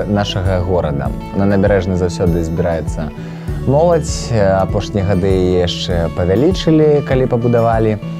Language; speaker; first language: Belarusian; native; Belarusian